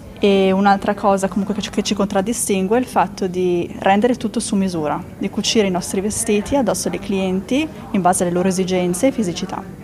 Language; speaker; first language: Italian; native; Italian